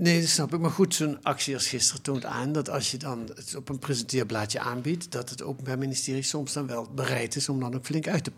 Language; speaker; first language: Dutch; native; Dutch